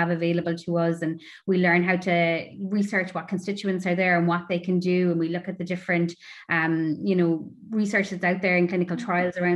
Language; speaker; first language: English; native; English